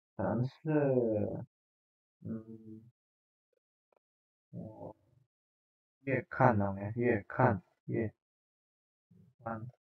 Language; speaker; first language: Chinese; non-native, fluent; Indonesian